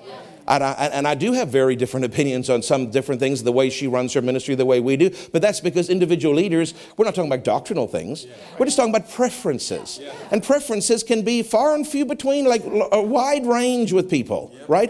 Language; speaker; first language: English; native; English